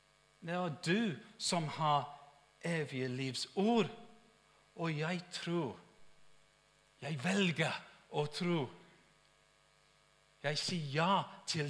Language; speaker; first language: Norwegian; non-native, fluent; English